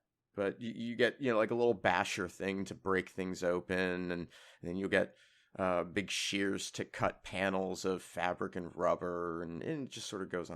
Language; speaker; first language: English; native; English